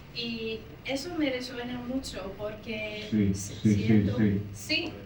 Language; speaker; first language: Spanish; non-native, learner; English